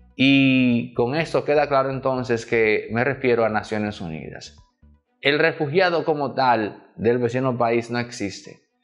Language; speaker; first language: Spanish; native; Spanish